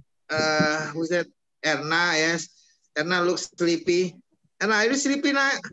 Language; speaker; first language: English; non-native, fluent; Indonesian